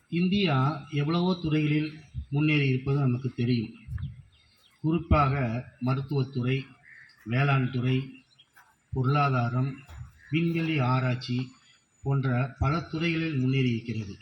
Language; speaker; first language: Tamil; native; Tamil